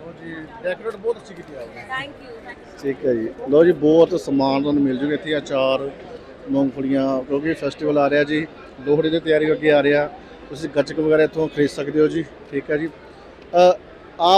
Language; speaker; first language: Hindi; non-native, local second language; Punjabi